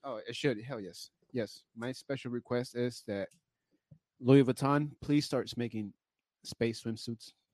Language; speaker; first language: English; early bilingual, other home language; Spanish